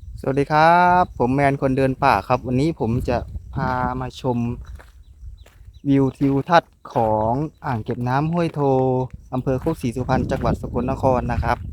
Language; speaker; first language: Thai; non-native, local second language; Northeastern Thai